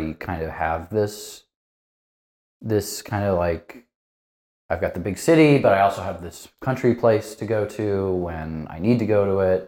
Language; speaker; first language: English; native; English